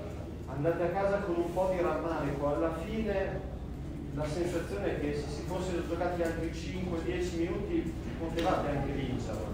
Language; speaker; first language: Italian; native; Italian